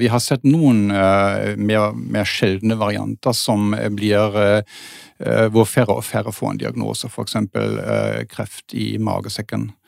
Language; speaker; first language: Norwegian; non-native, fluent; German